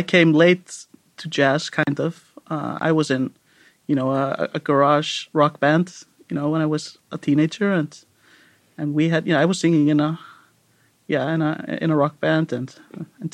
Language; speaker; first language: English; non-native, fluent; Icelandic